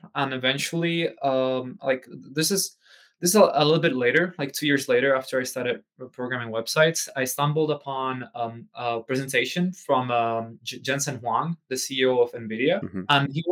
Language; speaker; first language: English; non-native, fluent; Czech